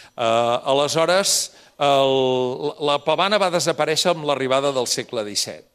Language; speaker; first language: Catalan; native; Catalan